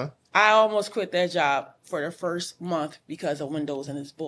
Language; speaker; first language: English; native; English